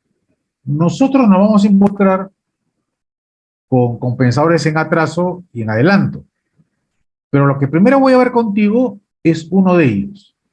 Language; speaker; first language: Spanish; native; Spanish